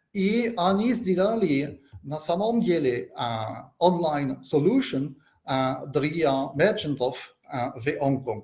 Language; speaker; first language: Russian; non-native, fluent; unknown